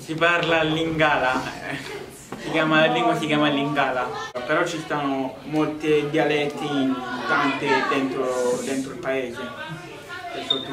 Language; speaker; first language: Italian; early bilingual, other home language; Lingala